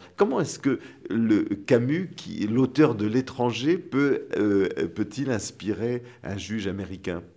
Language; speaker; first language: French; native; French